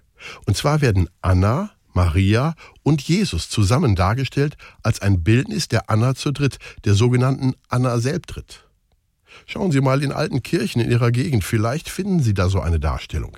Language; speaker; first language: German; native; German